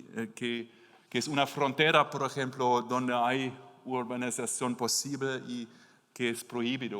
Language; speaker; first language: Spanish; non-native, learner; German